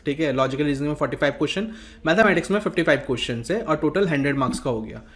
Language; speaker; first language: Hindi; native; Hindi